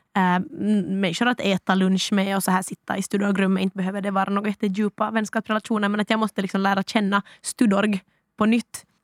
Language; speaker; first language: Swedish; native; Swedish